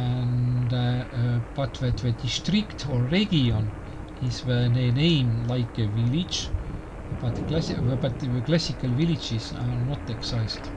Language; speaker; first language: English; non-native, learner; Estonian